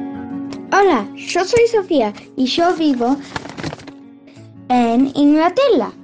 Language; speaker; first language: Spanish; early bilingual, heritage; Spanish